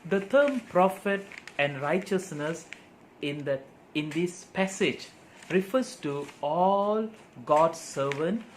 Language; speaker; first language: English; non-native, local second language; Tamil